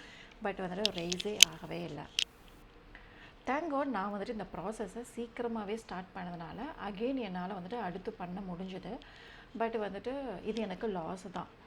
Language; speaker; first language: Tamil; native; Tamil